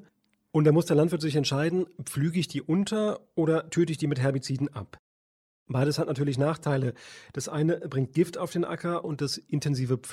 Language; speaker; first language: German; native; German